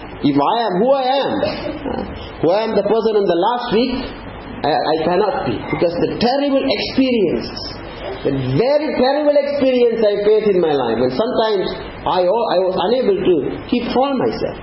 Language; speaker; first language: English; non-native, local second language; Tamil